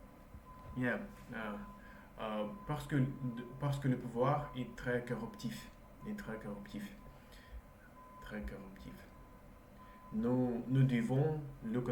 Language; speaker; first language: French; non-native, learner; Russian